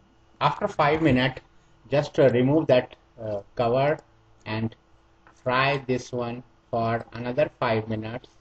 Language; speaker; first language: English; non-native, learner; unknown